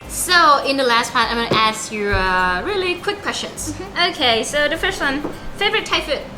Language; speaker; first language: English; non-native, fluent; Japanese